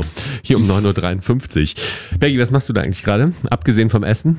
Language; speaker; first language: German; native; German